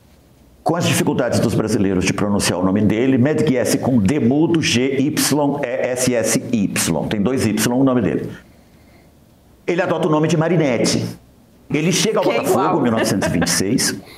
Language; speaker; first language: Portuguese; native; Portuguese